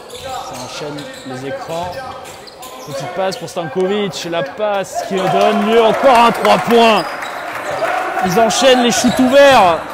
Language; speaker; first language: French; native; French